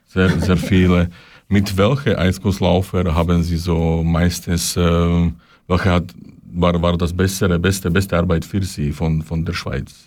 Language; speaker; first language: German; non-native, learner; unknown